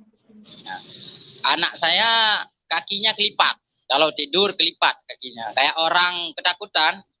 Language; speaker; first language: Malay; non-native, local second language; Achinese